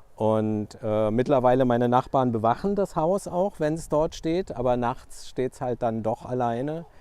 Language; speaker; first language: German; native; German